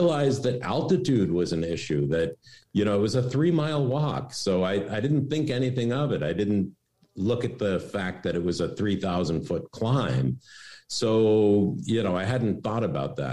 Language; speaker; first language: English; native; English